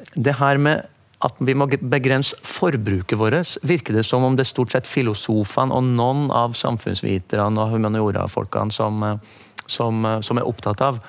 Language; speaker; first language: Norwegian; native; Norwegian